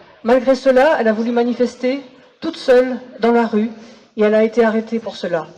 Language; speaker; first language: French; native; French